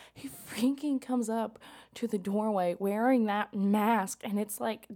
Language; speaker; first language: English; native; English